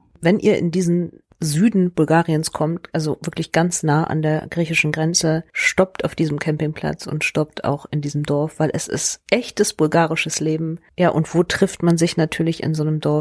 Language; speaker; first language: German; native; German